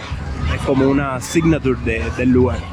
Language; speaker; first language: Spanish; native; Spanish